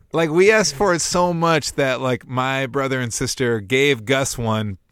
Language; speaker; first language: English; native; English